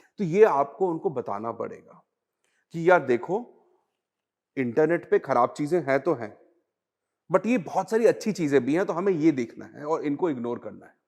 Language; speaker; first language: Hindi; native; Hindi